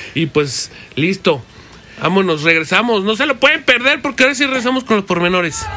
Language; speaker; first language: Spanish; native; Spanish